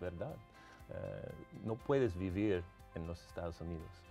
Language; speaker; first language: Spanish; non-native, fluent; English